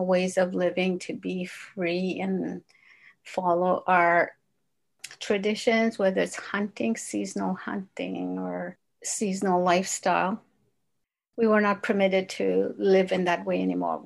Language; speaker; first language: English; non-native, fluent; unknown